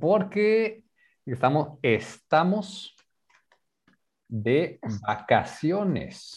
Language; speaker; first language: Spanish; non-native, fluent; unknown